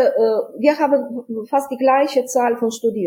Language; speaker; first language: German; non-native, fluent; Ukrainian